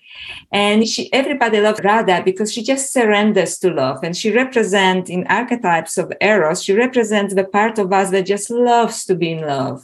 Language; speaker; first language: English; non-native, fluent; Polish